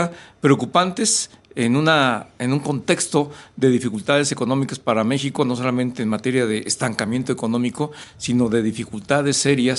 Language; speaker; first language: Spanish; native; Spanish